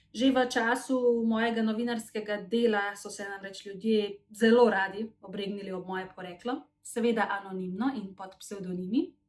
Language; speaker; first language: Slovenian; early bilingual, other home language; Macedonian